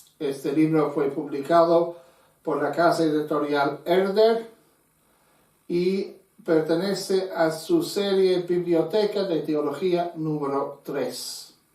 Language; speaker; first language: Spanish; non-native, fluent; English